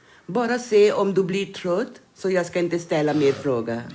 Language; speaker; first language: Swedish; non-native, learner; Urdu